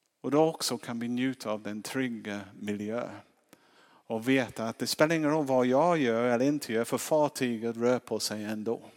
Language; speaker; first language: Swedish; non-native, fluent; English